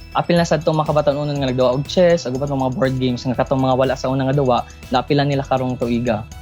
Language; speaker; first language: Cebuano; native; Cebuano